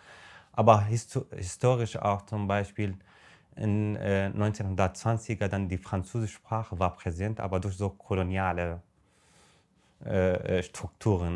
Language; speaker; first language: German; non-native, fluent; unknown